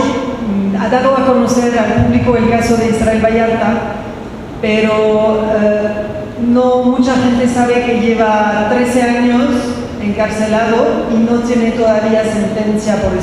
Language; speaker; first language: Spanish; non-native, fluent; French